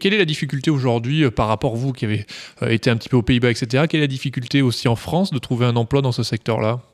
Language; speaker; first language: French; native; French